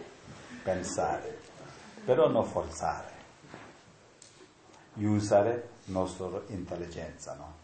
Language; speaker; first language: Italian; non-native, learner; Tibetan